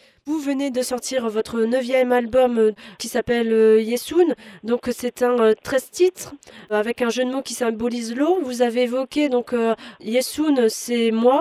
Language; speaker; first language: French; native; French